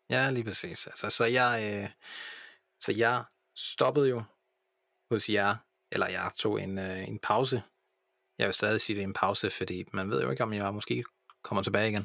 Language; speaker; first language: Danish; early bilingual, other home language; English